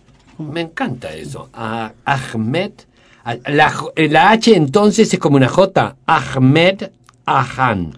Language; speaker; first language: Spanish; native; Spanish